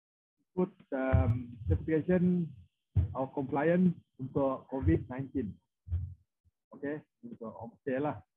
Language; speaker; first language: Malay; non-native, local second language; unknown